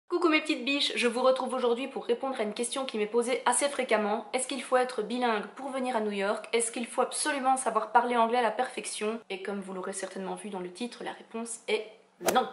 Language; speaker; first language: French; native; French